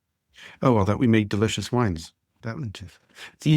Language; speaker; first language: English; non-native, fluent; French